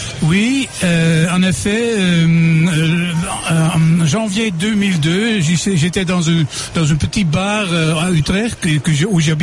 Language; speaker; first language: French; non-native, fluent; Dutch